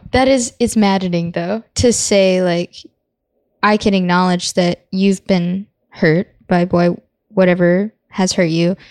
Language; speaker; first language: English; native; English